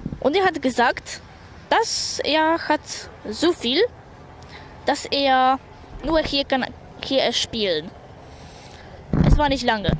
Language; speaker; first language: German; non-native, learner; Polish